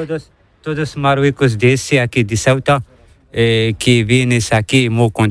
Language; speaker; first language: Spanish; non-native, learner; Arabic